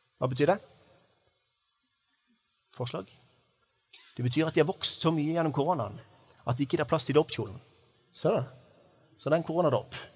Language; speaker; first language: Norwegian; native; Norwegian